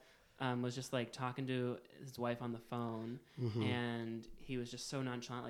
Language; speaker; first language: English; native; English